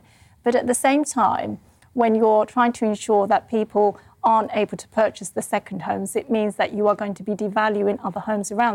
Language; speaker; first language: English; native; English